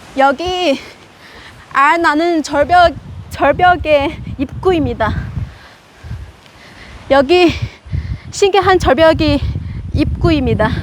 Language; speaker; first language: Korean; non-native, learner; Chinese